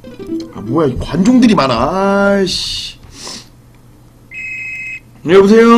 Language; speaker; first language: Korean; native; Korean